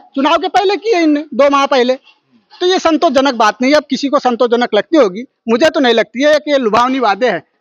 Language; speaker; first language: Hindi; native; Hindi